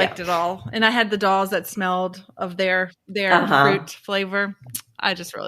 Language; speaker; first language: English; native; English